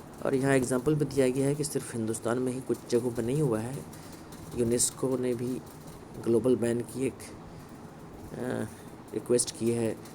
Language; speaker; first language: Urdu; native; Urdu